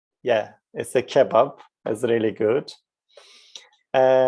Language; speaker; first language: English; non-native, fluent; Turkish